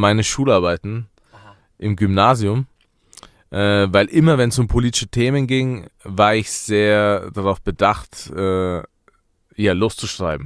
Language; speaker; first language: German; early bilingual, other home language; Persian